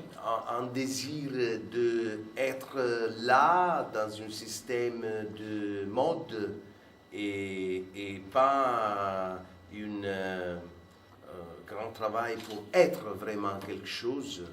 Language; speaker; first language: French; non-native, fluent; Italian